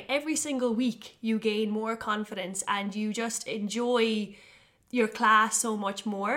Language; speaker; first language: English; native; English